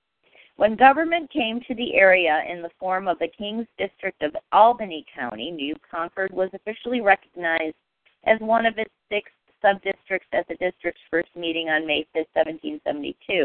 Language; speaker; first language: English; native; English